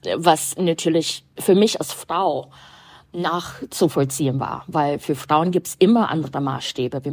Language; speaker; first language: German; non-native, fluent; English